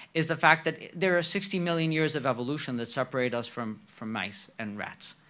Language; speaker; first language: English; non-native, fluent; Spanish